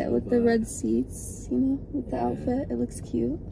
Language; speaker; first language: English; native; English